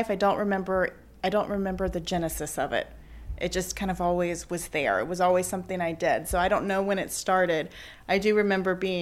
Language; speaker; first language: English; native; English